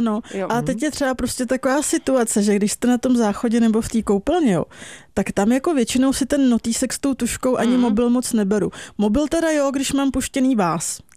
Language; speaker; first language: Czech; native; Czech